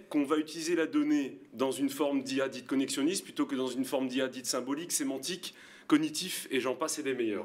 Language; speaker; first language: French; native; French